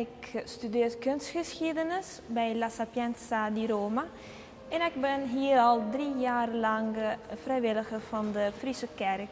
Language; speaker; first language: Dutch; early bilingual, heritage; Italian